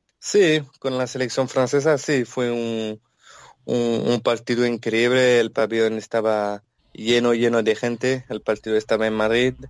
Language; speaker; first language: Portuguese; non-native, learner; French